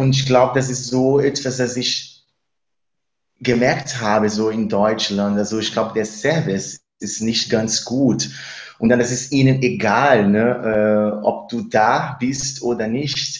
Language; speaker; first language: German; non-native, fluent; Spanish